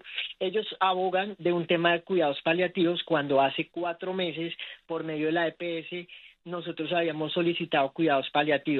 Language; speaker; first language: Spanish; native; Spanish